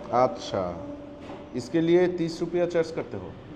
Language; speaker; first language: Hindi; non-native, fluent; Bangla